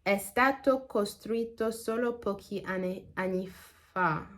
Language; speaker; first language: Italian; non-native, learner; English